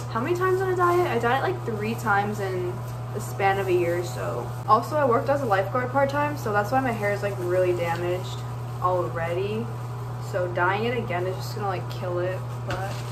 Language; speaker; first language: English; native; English